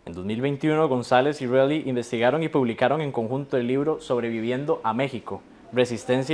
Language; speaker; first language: Spanish; native; Spanish